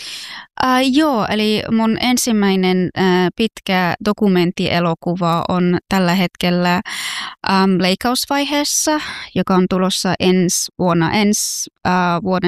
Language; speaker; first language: Finnish; non-native, fluent; Persian